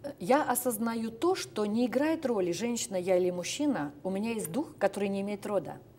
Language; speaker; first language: Russian; native; Russian